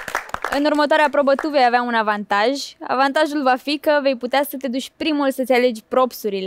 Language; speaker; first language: Romanian; native; Romanian